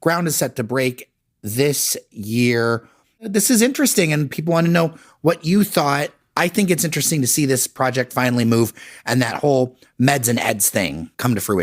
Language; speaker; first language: English; native; English